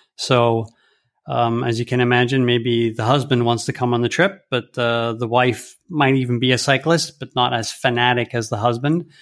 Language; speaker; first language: English; early bilingual, heritage; English